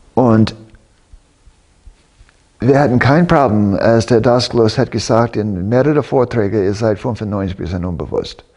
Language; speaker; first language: German; non-native, fluent; English